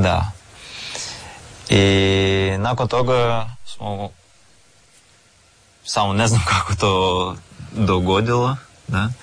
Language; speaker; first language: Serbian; non-native, learner; Russian